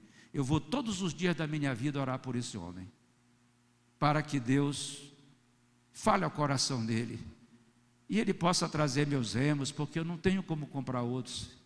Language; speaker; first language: Portuguese; native; Portuguese